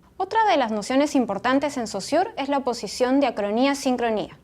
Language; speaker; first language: Spanish; native; Spanish